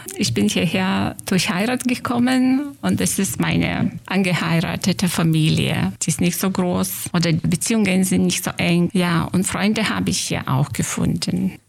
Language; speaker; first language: German; non-native, fluent; Lithuanian